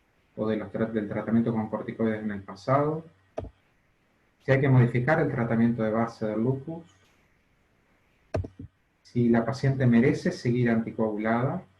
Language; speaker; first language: Spanish; native; Spanish